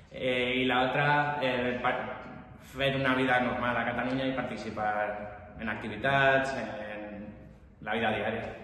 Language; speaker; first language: Catalan; non-native, local second language; Spanish